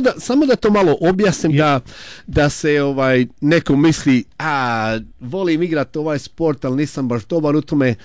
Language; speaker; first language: Croatian; early bilingual, heritage; Croatian